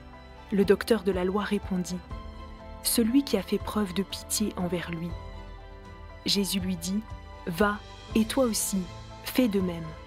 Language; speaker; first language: French; native; French